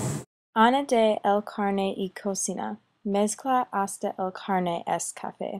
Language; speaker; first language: Spanish; non-native, learner; English